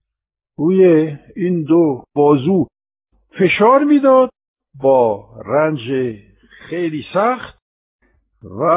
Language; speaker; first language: Persian; non-native, fluent; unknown